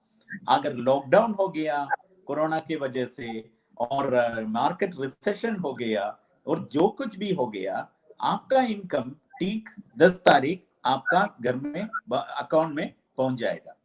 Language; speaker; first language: Hindi; non-native, fluent; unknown